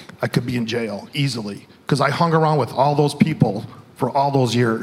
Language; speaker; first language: English; native; English